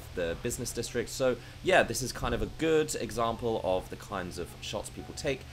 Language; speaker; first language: English; native; English